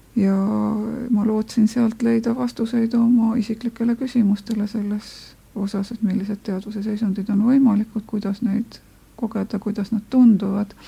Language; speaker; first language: Estonian; native; Estonian